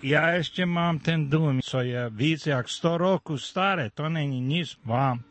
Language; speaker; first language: Czech; early bilingual, heritage; Czech